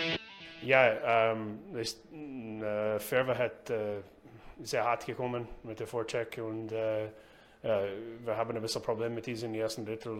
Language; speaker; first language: German; non-native, learner; English